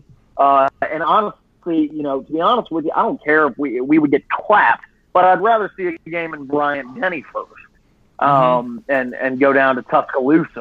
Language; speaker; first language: English; native; English